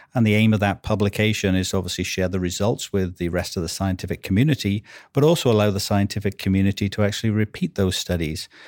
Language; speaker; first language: English; native; English